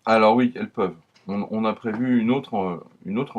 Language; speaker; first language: French; native; French